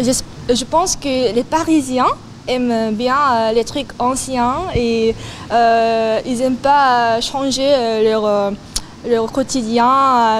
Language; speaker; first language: French; non-native, learner; Korean